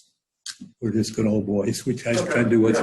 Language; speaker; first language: English; native; English